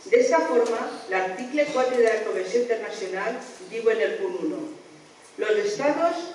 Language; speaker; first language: Spanish; non-native, local second language; Catalan